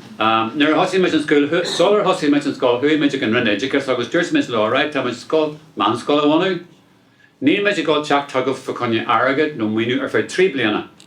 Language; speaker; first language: Irish; non-native, local second language; English